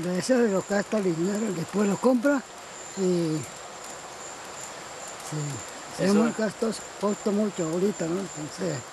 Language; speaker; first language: Spanish; non-native, local second language; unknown